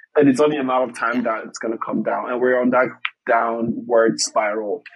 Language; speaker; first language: English; non-native, fluent; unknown